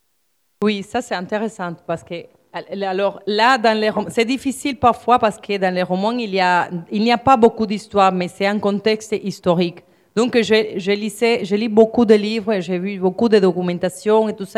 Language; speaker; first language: French; non-native, fluent; Spanish